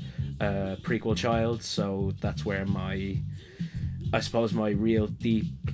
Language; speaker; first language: English; native; English